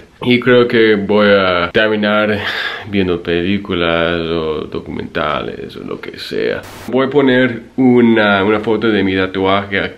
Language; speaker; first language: Spanish; non-native, fluent; English